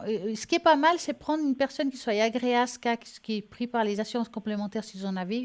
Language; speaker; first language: French; native; French